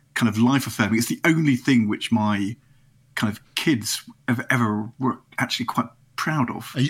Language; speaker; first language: English; native; English